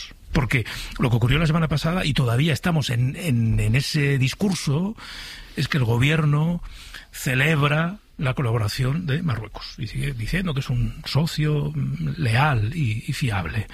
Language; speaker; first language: Spanish; native; Spanish